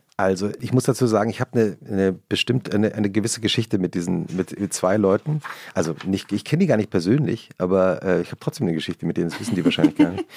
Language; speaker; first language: German; native; German